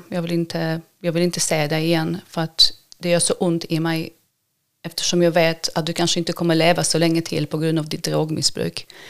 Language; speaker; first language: Swedish; early bilingual, other home language; Polish